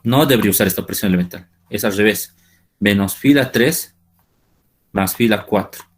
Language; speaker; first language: Spanish; native; Spanish